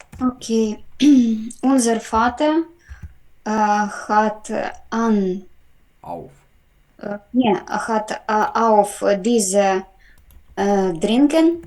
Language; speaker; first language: German; non-native, learner; Ukrainian